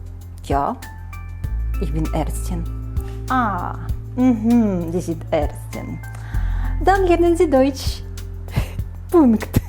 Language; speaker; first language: German; non-native, learner; Ukrainian